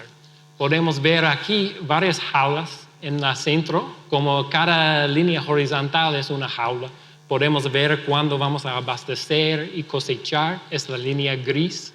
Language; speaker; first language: Spanish; non-native, fluent; English